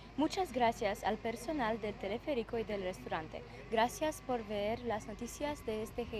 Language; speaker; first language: Spanish; non-native, learner; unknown